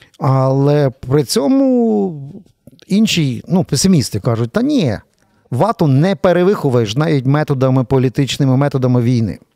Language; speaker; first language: Ukrainian; native; Ukrainian